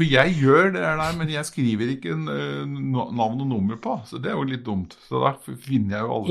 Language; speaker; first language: Norwegian; native; Norwegian